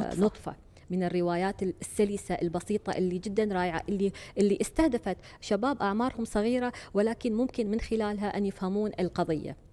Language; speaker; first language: Arabic; native; Arabic